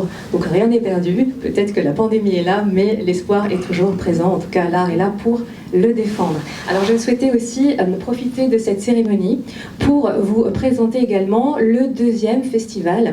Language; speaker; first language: French; native; French